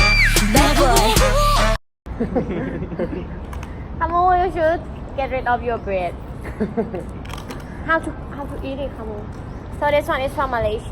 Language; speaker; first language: English; non-native, learner; Thai